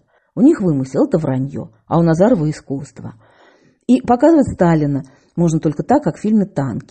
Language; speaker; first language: Russian; native; Russian